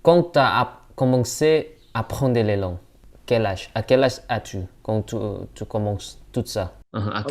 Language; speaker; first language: French; non-native, learner; Indonesian